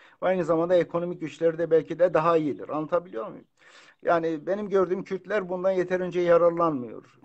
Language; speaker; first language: Turkish; non-native, local second language; Kurdish